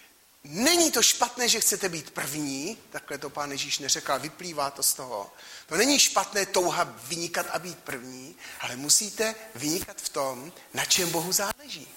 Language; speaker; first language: Czech; native; Czech